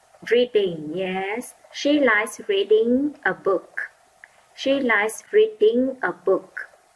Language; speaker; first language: English; non-native, fluent; Vietnamese